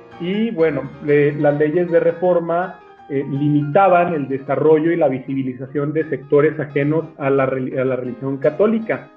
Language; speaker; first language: Spanish; native; Spanish